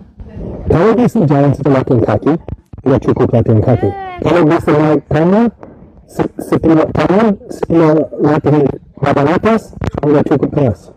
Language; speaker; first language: Indonesian; non-native, learner; English